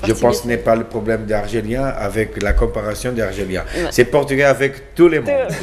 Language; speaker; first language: French; non-native, learner; Portuguese